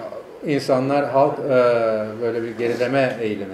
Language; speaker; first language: Turkish; native; Turkish